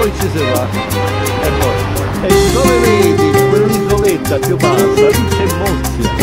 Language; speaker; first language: Italian; native; Italian